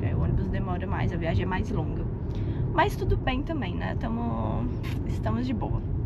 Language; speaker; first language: Portuguese; native; Portuguese